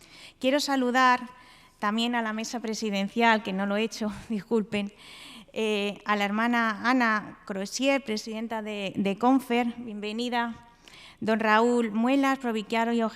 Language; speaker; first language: Spanish; native; Spanish